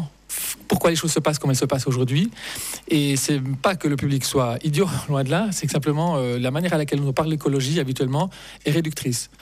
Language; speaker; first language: French; native; French